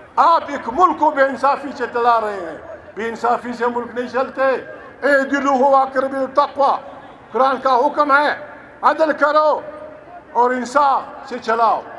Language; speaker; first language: Urdu; non-native, local second language; Pashto